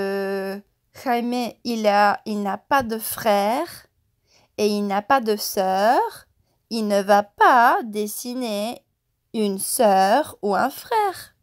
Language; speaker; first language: French; non-native, fluent; English